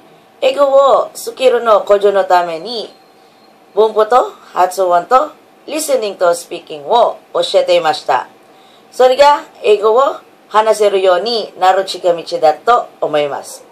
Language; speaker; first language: Japanese; non-native, learner; Filipino